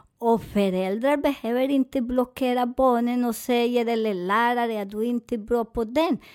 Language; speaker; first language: Swedish; non-native, fluent; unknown